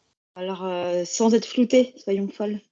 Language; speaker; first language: French; native; French